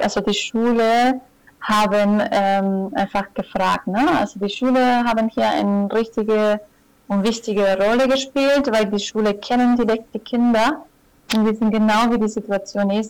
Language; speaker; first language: German; non-native, fluent; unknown